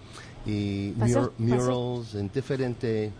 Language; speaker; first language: Spanish; non-native, learner; English